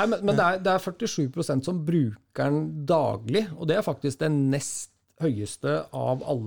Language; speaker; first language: Norwegian; native; Norwegian